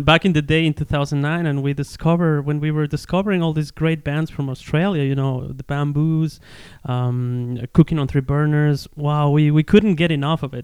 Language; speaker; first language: English; non-native, fluent; Spanish